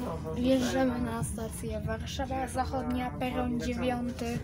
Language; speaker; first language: Polish; native; Polish